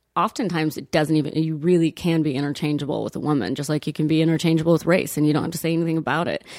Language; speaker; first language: English; early bilingual, other home language; Italian